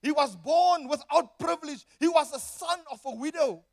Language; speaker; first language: English; non-native, local second language; Afrikaans